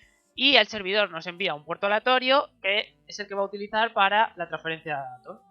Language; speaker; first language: Spanish; native; Spanish